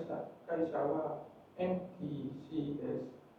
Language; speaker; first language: Japanese; non-native, learner; Indonesian